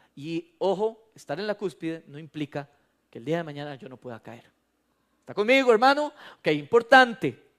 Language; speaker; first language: Spanish; native; Spanish